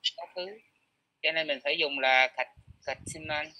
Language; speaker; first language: Vietnamese; native; Vietnamese